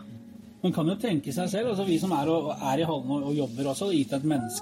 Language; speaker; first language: Norwegian; native; Norwegian